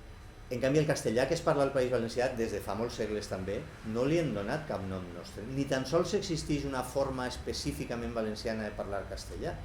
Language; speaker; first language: Catalan; native; Catalan